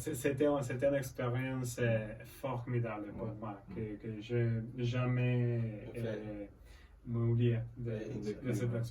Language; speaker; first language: French; non-native, learner; Spanish